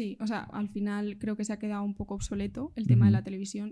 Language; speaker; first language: Spanish; native; Spanish